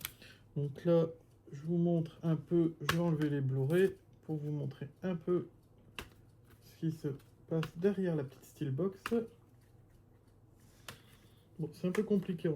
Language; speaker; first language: French; native; French